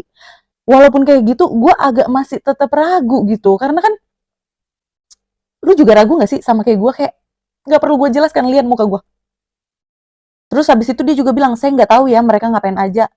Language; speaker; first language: Indonesian; native; Indonesian